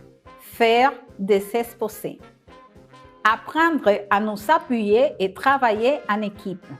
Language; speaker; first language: French; non-native, fluent; Spanish